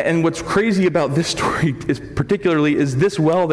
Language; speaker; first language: English; native; English